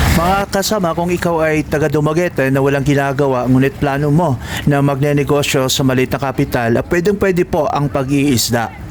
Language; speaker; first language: Filipino; non-native, local second language; Cebuano